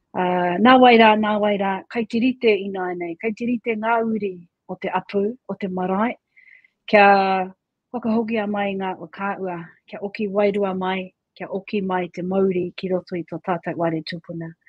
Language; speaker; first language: Māori; native; Māori